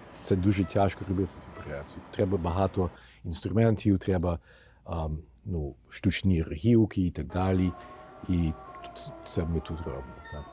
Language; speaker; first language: Ukrainian; early bilingual, heritage; Ukrainian